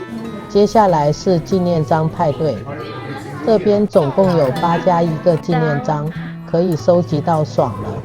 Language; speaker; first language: Chinese; native; Chinese